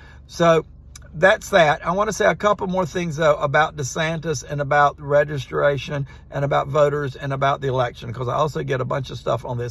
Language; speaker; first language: English; native; English